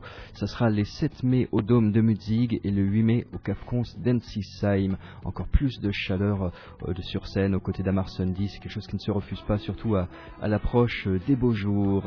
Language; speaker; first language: French; native; French